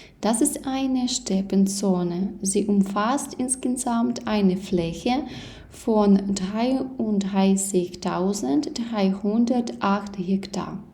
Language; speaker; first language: German; non-native, fluent; Ukrainian